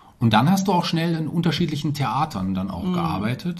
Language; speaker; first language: German; native; German